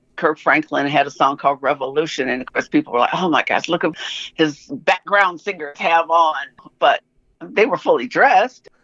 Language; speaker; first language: English; native; English